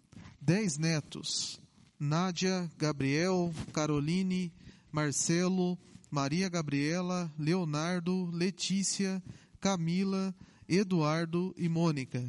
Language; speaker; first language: Portuguese; native; Portuguese